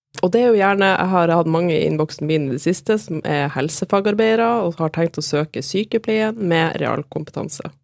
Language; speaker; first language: Norwegian; native; Norwegian